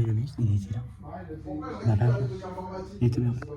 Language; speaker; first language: French; native; French